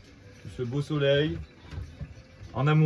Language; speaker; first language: French; native; French